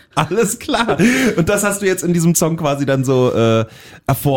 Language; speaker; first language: German; native; German